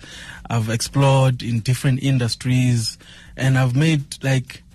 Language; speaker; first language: English; non-native, local second language; Venda